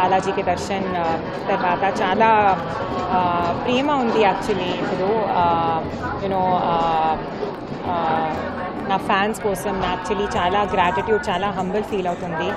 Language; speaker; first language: Telugu; non-native, learner; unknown